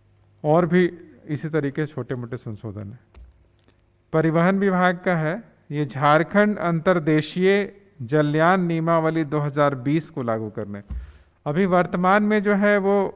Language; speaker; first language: Hindi; native; Hindi